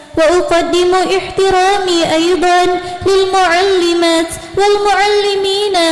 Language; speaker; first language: Arabic; non-native, learner; Indonesian